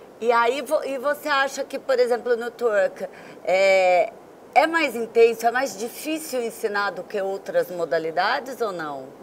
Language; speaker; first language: Portuguese; native; Portuguese